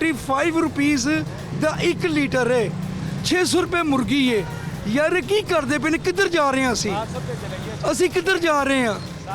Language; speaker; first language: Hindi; non-native, local second language; Punjabi